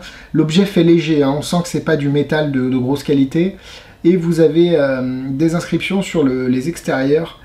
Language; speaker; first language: French; native; French